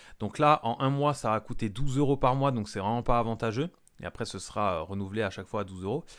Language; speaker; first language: French; native; French